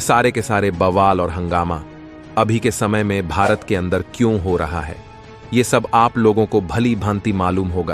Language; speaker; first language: Hindi; native; Hindi